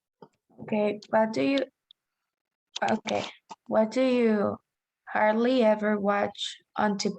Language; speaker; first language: English; non-native, learner; Spanish